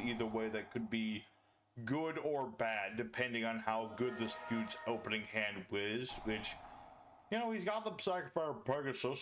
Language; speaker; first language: English; native; English